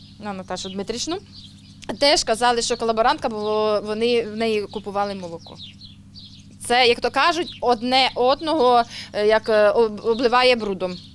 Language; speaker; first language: Ukrainian; native; Ukrainian